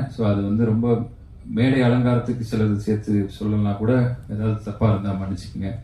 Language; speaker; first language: Tamil; native; Tamil